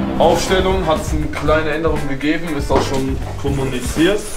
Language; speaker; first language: German; native; German